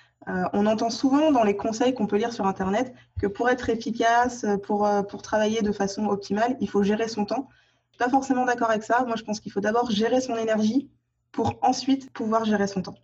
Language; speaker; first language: French; native; French